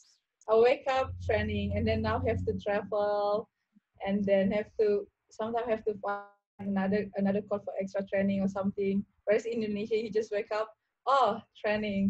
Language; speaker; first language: English; non-native, learner; Indonesian